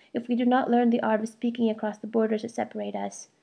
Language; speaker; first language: English; early bilingual, other home language; Malayalam